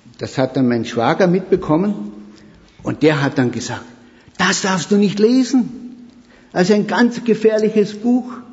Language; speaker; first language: German; native; German